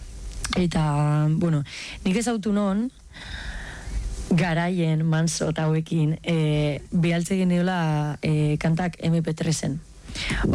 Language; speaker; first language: Basque; native; Basque